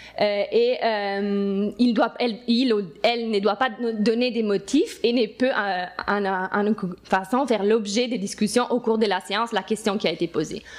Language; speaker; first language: French; non-native, fluent; Italian